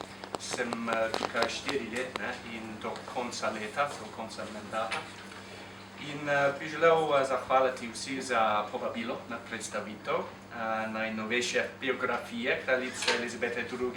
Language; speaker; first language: Slovenian; non-native, fluent; English